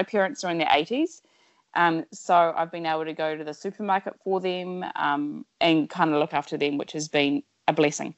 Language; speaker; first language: English; native; English